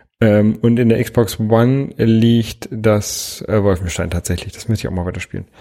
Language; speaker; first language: German; native; German